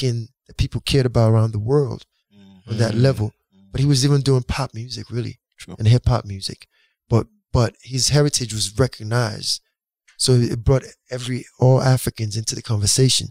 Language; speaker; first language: English; non-native, local second language; Yoruba